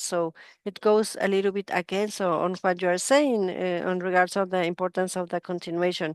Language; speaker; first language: English; non-native, fluent; Spanish